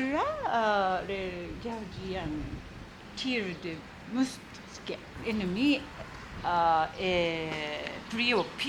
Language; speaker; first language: French; non-native, learner; Japanese